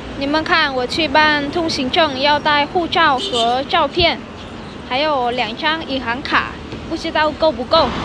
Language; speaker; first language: Chinese; non-native, fluent; Vietnamese